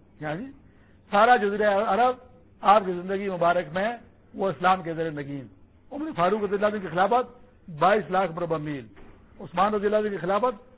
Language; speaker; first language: Urdu; non-native, local second language; Pashto